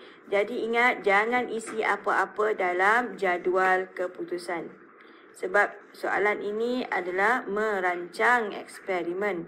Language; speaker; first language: Malay; native; Malay